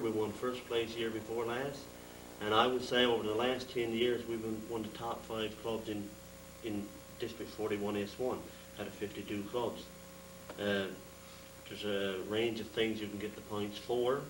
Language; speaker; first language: English; native; English